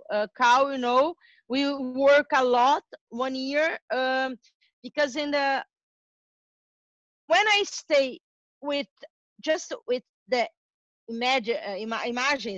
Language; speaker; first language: English; non-native, learner; Portuguese